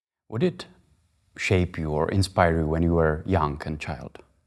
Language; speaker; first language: English; non-native, fluent; Czech